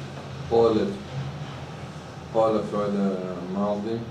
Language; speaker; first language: Arabic; non-native, learner; Chechen